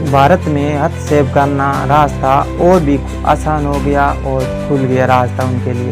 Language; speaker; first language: Hindi; native; Hindi